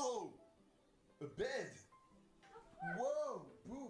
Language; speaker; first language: English; non-native, learner; French